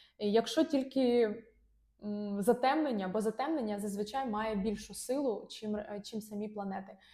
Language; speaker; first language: Ukrainian; non-native, local second language; Russian